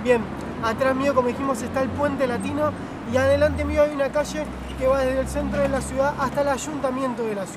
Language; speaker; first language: Spanish; native; Spanish